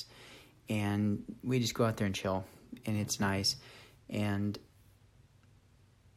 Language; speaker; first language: English; native; English